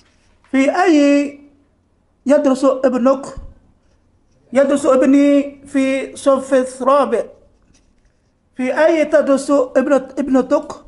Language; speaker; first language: Arabic; non-native, learner; Indonesian